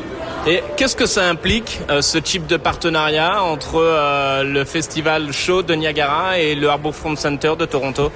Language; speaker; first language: French; native; French